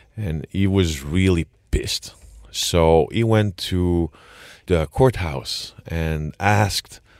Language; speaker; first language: English; non-native, fluent; French